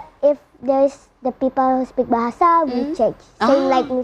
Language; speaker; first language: English; non-native, learner; Indonesian